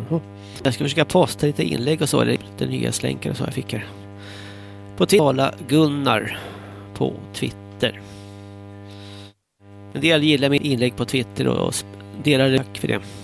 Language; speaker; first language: Swedish; native; Swedish